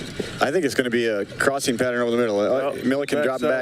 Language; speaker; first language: English; native; English